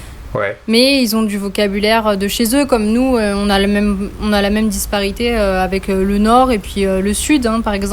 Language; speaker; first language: French; native; French